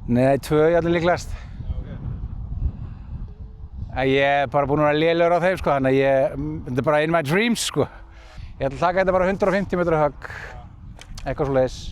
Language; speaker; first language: Icelandic; native; Icelandic